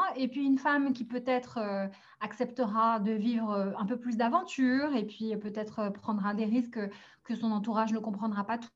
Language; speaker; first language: French; early bilingual, other home language; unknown